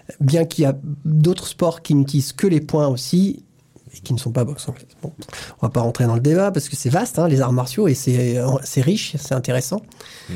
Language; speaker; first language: French; native; French